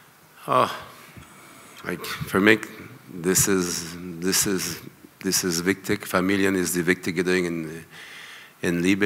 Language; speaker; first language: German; non-native, learner; French